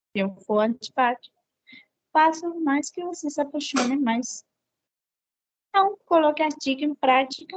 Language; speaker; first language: Portuguese; non-native, fluent; Spanish